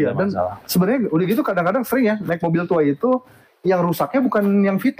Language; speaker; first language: Indonesian; native; Indonesian